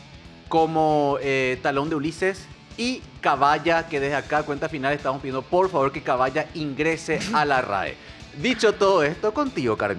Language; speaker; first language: Spanish; native; Spanish